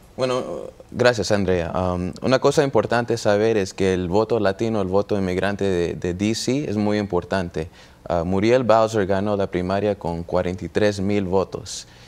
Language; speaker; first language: Spanish; early bilingual, heritage; Spanish